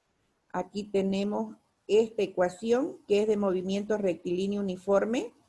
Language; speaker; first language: Spanish; native; Spanish